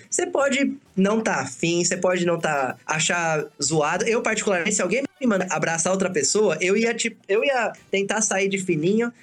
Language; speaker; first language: Portuguese; early bilingual, other home language; Spanish